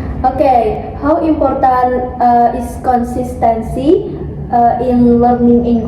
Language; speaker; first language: English; non-native, learner; Indonesian